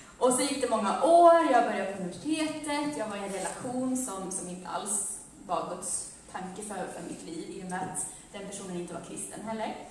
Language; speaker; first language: Swedish; early bilingual, other home language; Amharic